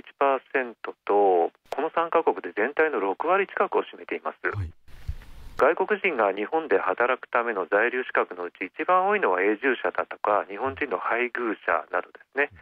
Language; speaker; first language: Japanese; native; Japanese